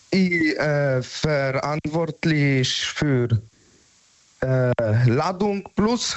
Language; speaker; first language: German; non-native, learner; Polish